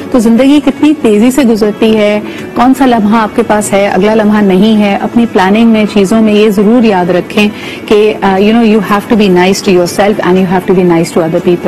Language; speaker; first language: Urdu; native; Urdu